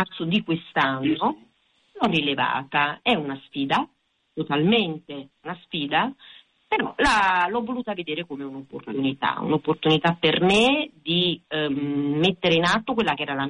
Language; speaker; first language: Italian; native; Italian